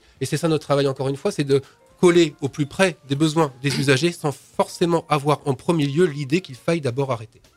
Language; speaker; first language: French; native; French